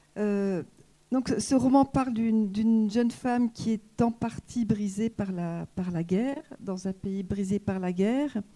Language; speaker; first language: French; native; French